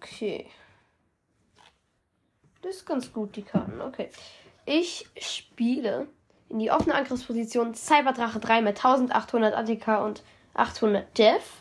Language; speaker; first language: German; native; German